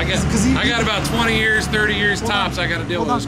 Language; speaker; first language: English; native; English